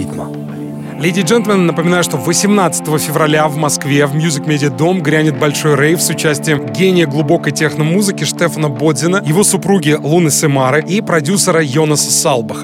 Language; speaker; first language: Russian; native; Russian